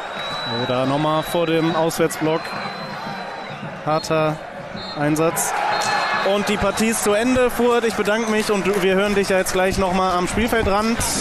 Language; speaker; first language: German; native; German